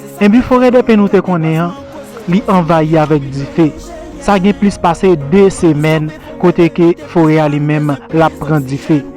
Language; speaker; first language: Haitian Creole; native; Haitian Creole